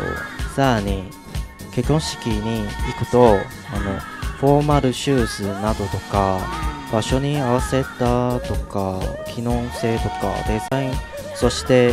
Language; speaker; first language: Japanese; non-native, fluent; Chinese